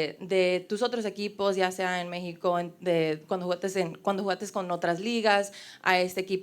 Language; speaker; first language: Spanish; early bilingual, heritage; Spanish